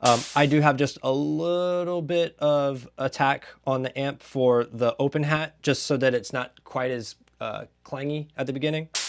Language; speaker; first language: English; native; English